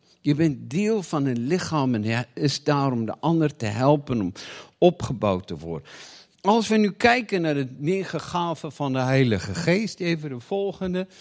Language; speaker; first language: Dutch; non-native, fluent; Afrikaans